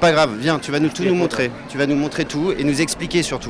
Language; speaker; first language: French; native; French